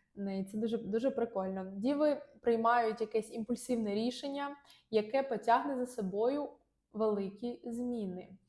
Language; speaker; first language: Ukrainian; non-native, local second language; Russian